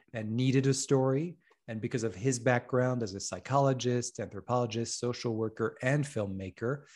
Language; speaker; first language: English; non-native, fluent; French